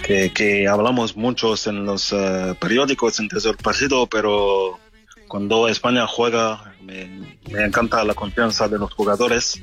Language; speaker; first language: Spanish; non-native, fluent; French